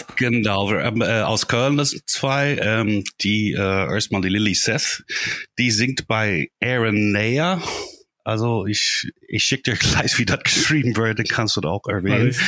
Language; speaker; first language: German; non-native, fluent; English